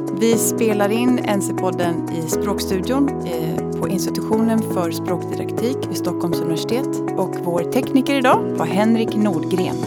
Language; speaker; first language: Swedish; native; Swedish